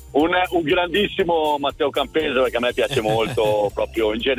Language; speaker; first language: Italian; native; Italian